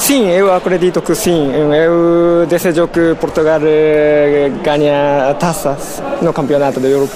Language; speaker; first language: Portuguese; non-native, learner; Japanese